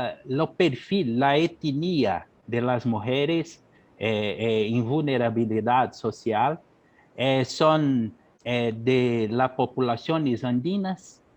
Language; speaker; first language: Spanish; non-native, learner; Portuguese